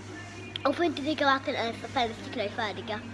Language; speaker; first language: Swedish; early bilingual, other home language; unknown